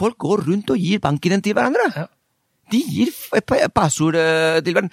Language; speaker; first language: Norwegian; non-native, fluent; Spanish